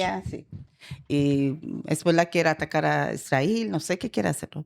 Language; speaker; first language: Spanish; non-native, learner; Persian